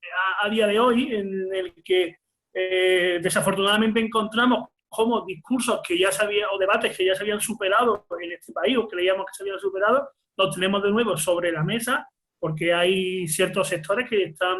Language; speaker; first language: Spanish; native; Spanish